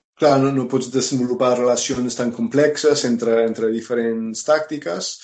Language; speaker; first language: Catalan; non-native, fluent; English